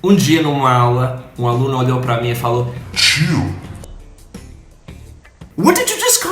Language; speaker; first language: Portuguese; non-native, fluent; English